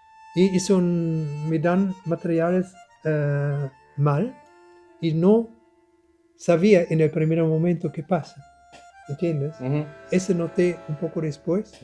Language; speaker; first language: Spanish; non-native, learner; German